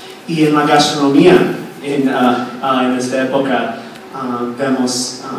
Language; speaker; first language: Spanish; non-native, fluent; English